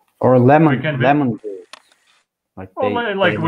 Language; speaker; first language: English; non-native, learner; Turkish